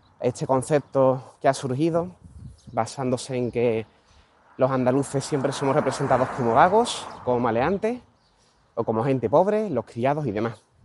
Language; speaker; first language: Spanish; native; Spanish